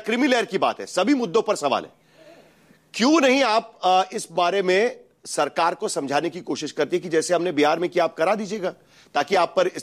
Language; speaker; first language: Hindi; non-native, local second language; Marathi